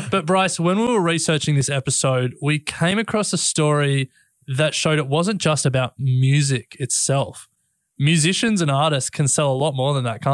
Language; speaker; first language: English; native; English